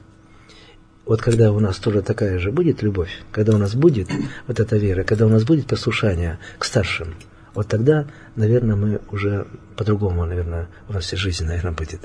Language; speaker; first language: Russian; native; Russian